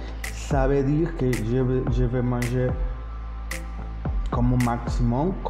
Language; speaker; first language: French; non-native, learner; Spanish